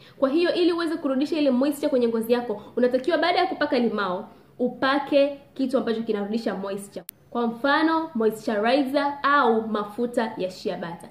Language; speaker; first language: Swahili; native; Swahili